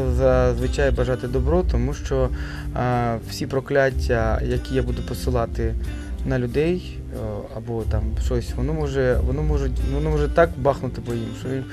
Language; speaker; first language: Ukrainian; native; Ukrainian